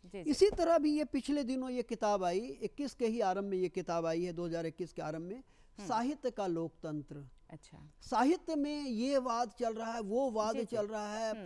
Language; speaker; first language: Hindi; native; Hindi